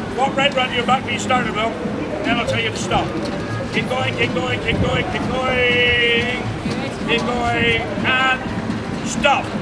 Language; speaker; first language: English; native; English